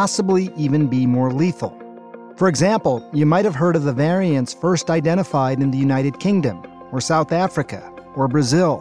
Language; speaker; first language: English; native; English